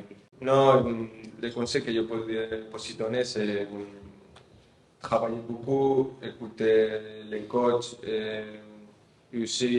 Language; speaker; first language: French; non-native, fluent; Spanish